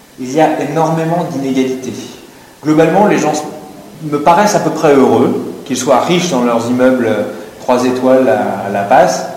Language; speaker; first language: French; native; French